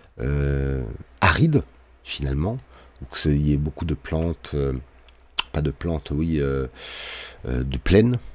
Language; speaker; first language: French; native; French